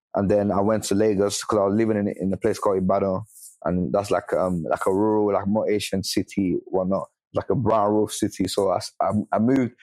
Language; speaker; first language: English; non-native, local second language; Yoruba